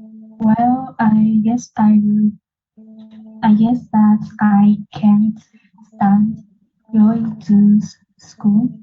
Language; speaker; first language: English; non-native, learner; Vietnamese